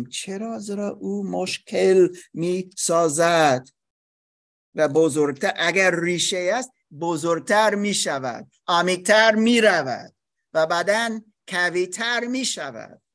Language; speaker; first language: Persian; non-native, learner; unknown